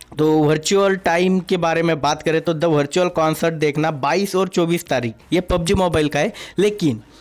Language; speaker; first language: Hindi; non-native, local second language; Marathi